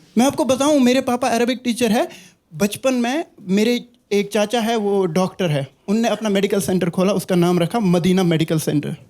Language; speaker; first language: Hindi; non-native, local second language; Kashmiri